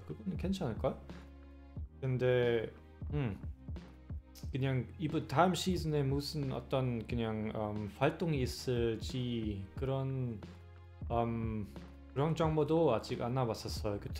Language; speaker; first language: Korean; non-native, fluent; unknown